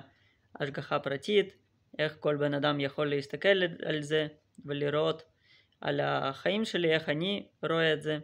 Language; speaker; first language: Hebrew; non-native, fluent; Russian